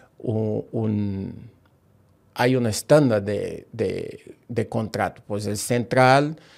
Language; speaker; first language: Spanish; non-native, fluent; Portuguese